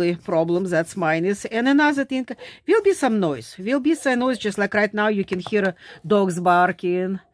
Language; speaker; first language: English; non-native, fluent; Slovak